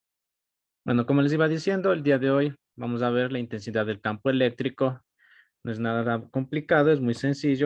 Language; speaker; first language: Spanish; native; Spanish